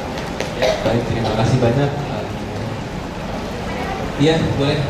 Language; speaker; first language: Indonesian; native; Indonesian